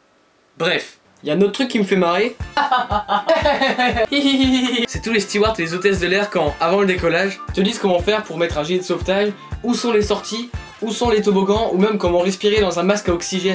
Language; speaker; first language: French; native; French